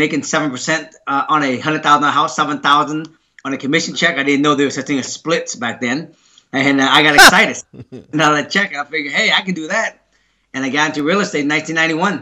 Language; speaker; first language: English; early bilingual, other home language; Vietnamese